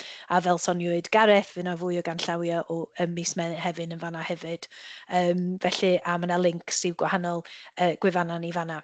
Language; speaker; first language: Welsh; native; Welsh